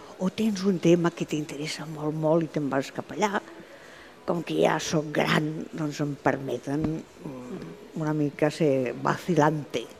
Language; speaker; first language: Catalan; non-native, local second language; Spanish